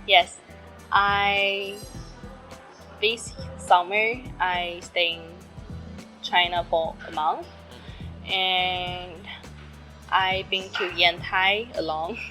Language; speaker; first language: English; non-native, learner; Chinese